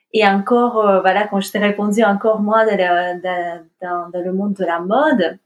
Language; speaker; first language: French; non-native, fluent; Russian